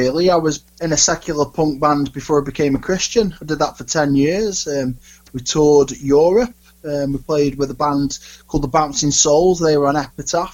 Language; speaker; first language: English; native; English